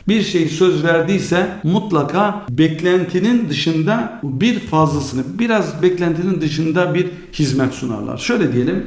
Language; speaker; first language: Turkish; early bilingual, heritage; Turkish